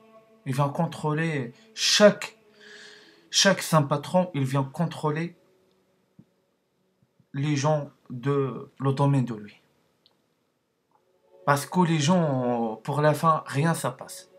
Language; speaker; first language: French; non-native, learner; Arabic